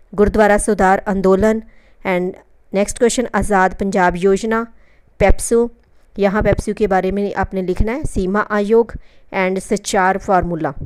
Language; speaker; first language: Hindi; non-native, local second language; Punjabi